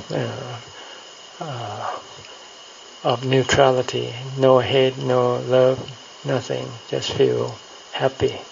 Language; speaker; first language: English; non-native, fluent; Thai